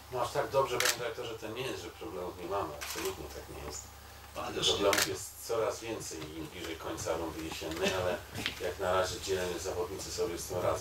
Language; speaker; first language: Polish; native; Polish